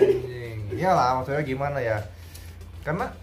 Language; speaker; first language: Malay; non-native, local second language; Sundanese